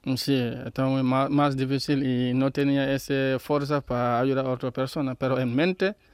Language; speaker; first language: Spanish; non-native, learner; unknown